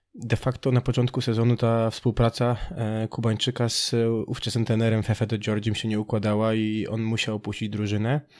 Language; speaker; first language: Polish; native; Polish